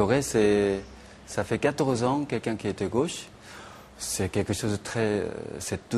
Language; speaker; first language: French; non-native, fluent; Korean